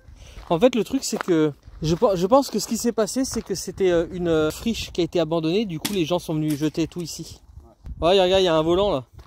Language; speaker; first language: French; native; French